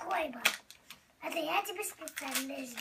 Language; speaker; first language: Russian; early bilingual, heritage; English